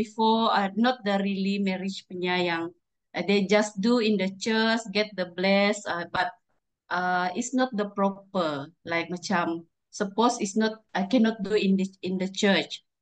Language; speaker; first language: English; non-native, learner; Malay